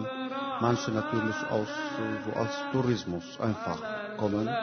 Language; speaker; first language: German; non-native, fluent; Arabic